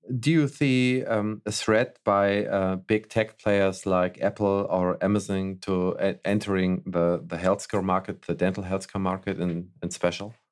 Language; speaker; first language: English; non-native, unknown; German